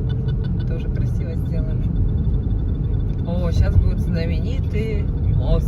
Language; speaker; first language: Russian; native; Russian